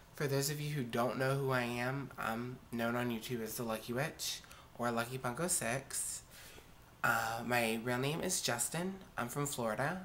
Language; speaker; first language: English; native; English